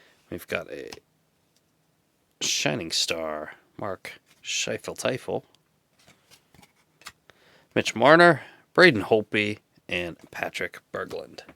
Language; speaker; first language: English; native; English